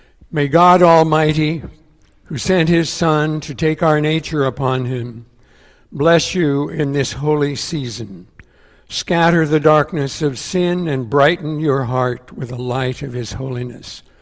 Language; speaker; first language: English; native; English